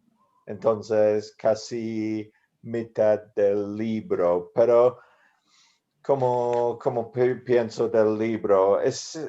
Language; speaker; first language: Spanish; non-native, learner; English